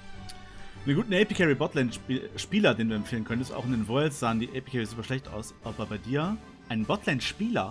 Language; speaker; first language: German; native; German